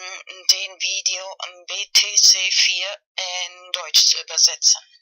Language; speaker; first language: German; non-native, learner; Spanish